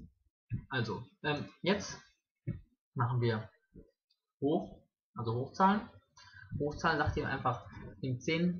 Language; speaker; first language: German; native; German